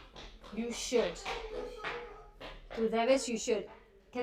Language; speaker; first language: Spanish; non-native, fluent; English